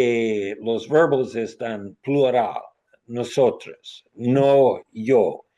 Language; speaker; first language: Spanish; non-native, learner; English